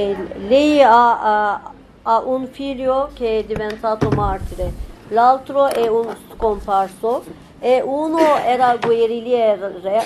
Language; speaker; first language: Italian; non-native, fluent; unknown